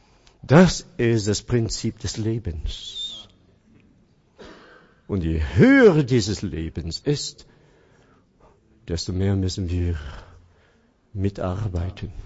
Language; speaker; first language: German; non-native, fluent; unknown